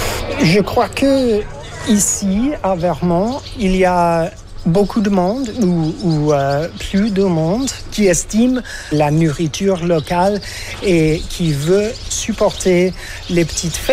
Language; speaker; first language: French; non-native, fluent; English